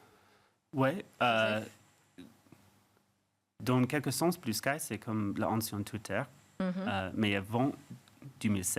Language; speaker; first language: French; non-native, fluent; English